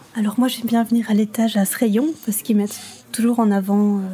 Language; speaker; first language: French; native; French